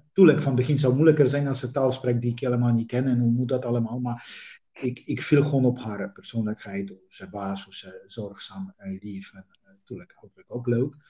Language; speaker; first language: Dutch; non-native, fluent; Polish